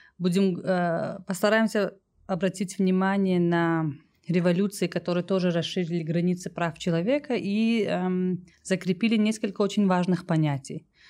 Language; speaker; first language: Russian; non-native, local second language; Tajik